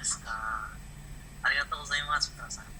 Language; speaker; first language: Japanese; non-native, learner; Indonesian